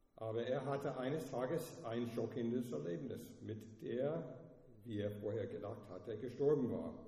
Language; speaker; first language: German; non-native, fluent; English